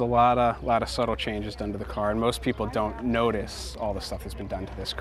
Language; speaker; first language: English; native; English